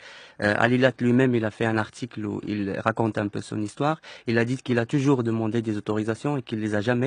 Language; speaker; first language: French; non-native, local second language; Arabic